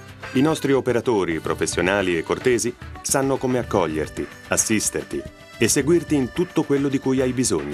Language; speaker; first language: Italian; native; Italian